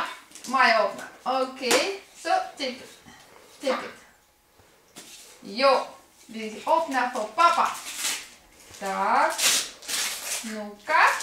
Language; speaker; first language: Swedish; non-native, fluent; Russian